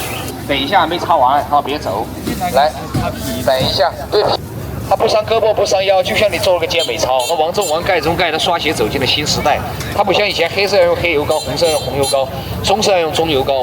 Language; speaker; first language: Chinese; native; Chinese